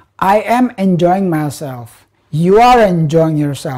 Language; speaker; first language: English; non-native, fluent; Indonesian